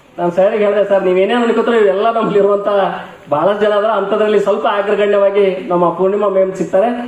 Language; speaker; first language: Kannada; native; Kannada